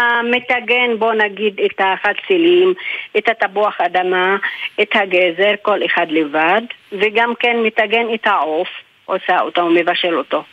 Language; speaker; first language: Hebrew; non-native, local second language; Arabic